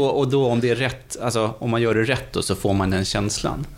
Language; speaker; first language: Swedish; native; Swedish